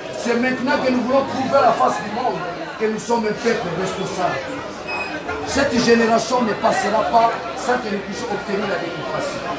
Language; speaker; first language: French; non-native, local second language; Lingala